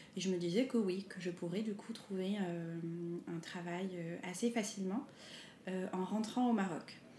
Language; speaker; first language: French; non-native, local second language; Arabic